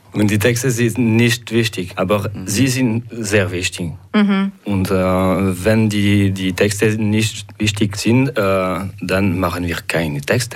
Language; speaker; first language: German; non-native, local second language; French